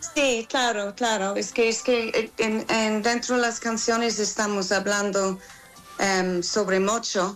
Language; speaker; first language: Spanish; non-native, learner; English